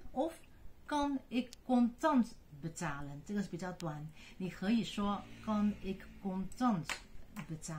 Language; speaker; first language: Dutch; non-native, fluent; Chinese